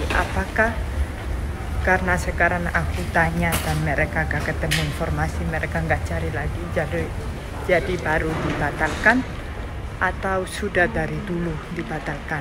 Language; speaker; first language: Indonesian; non-native, fluent; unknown